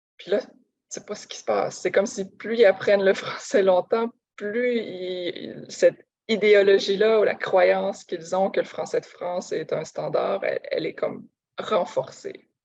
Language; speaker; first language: French; native; French